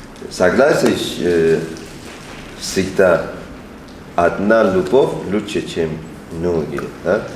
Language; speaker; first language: Russian; non-native, learner; Persian